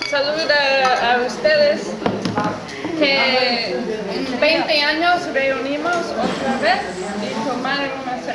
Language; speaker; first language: Spanish; non-native, learner; English